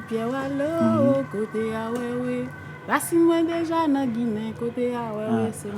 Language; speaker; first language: French; non-native, local second language; Haitian Creole